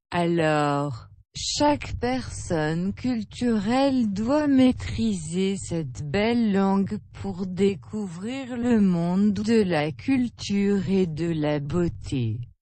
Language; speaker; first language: French; non-native, learner; Russian